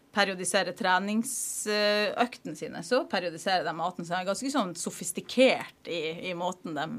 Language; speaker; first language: Norwegian; native; Norwegian